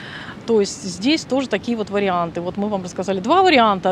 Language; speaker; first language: Russian; native; Russian